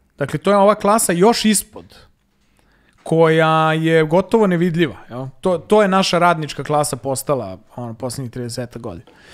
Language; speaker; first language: Serbian; native; Serbian